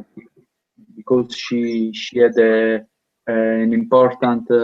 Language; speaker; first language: English; non-native, learner; Italian